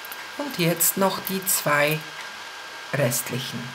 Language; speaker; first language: German; non-native, fluent; Polish